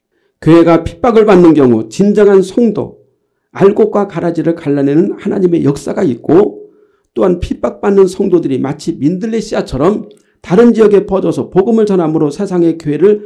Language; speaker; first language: Korean; native; Korean